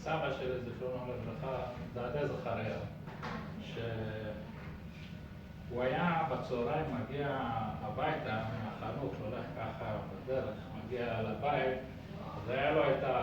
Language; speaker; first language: Hebrew; early bilingual, other home language; Persian